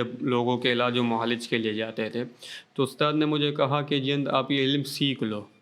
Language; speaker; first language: Urdu; non-native, local second language; Baluchi